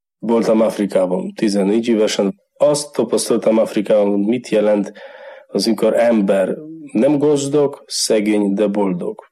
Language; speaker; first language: Hungarian; non-native, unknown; Polish